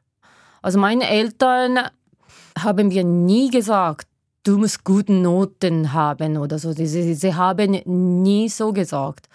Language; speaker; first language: German; non-native, learner; Japanese